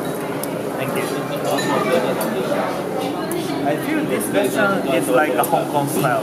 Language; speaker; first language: English; non-native, learner; Japanese